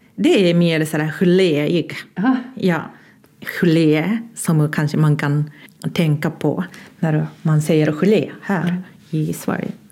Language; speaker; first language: Swedish; non-native, fluent; Japanese